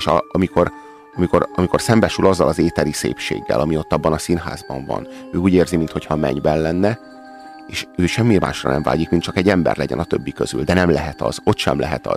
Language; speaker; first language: Hungarian; native; Hungarian